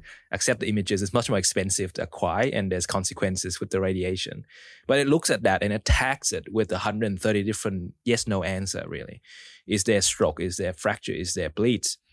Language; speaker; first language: English; early bilingual, other home language; Vietnamese